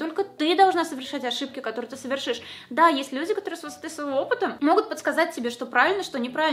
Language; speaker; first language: Russian; native; Russian